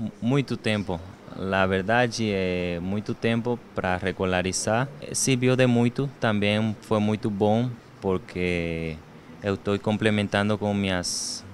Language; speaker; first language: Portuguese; non-native, learner; Spanish